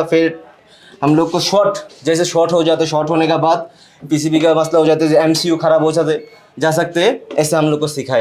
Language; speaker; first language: Hindi; non-native, fluent; Bangla